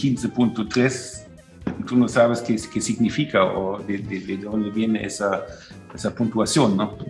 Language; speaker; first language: Spanish; non-native, fluent; German